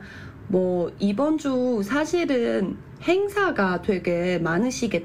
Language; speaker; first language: Korean; non-native, fluent; Chinese